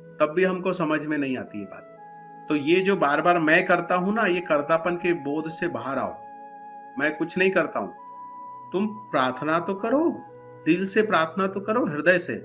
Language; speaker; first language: Hindi; non-native, local second language; Marathi